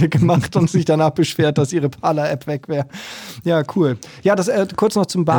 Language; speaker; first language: German; native; German